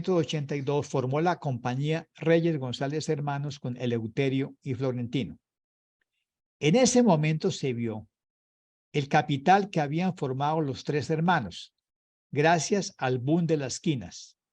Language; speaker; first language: Spanish; native; Spanish